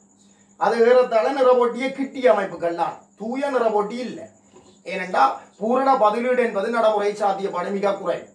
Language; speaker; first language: Tamil; native; Tamil